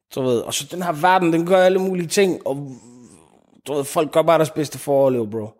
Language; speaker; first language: Danish; early bilingual, other home language; Arabic